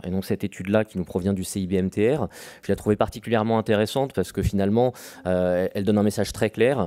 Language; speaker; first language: French; native; French